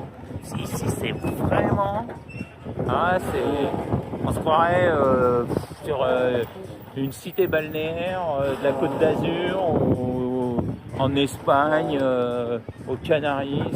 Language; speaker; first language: French; native; French